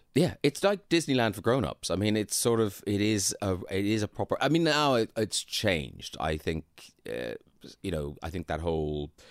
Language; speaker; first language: English; native; English